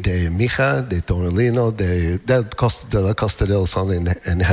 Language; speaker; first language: Spanish; non-native, learner; English